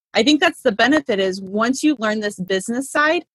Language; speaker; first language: English; native; English